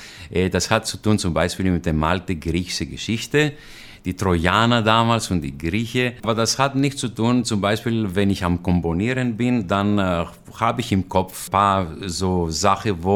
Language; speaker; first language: German; non-native, fluent; Greek